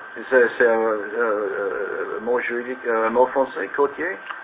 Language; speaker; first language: French; non-native, learner; English